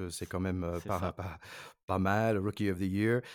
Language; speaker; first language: French; non-native, fluent; English